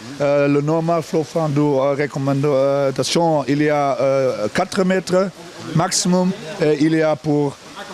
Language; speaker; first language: French; non-native, learner; Dutch